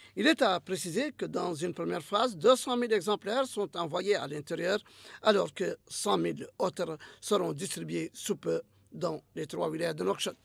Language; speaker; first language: French; non-native, local second language; Arabic